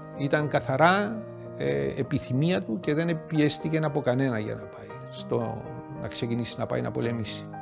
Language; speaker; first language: Greek; native; Greek